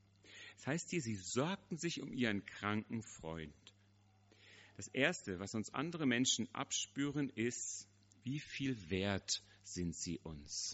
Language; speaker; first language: German; native; German